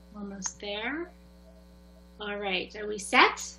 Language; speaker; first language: English; native; English